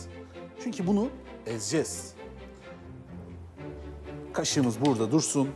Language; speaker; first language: Turkish; native; Turkish